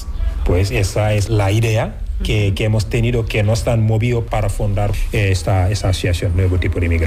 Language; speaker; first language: Spanish; non-native, fluent; Wolof